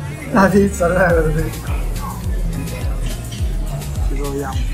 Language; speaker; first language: Italian; native; Italian